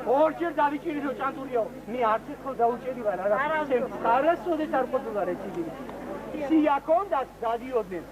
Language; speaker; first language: Georgian; non-native, local second language; Mingrelian